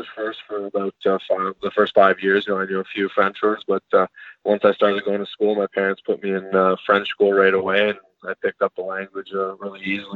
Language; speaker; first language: English; native; English